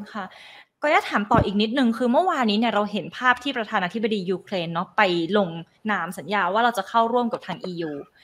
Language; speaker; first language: Thai; native; Thai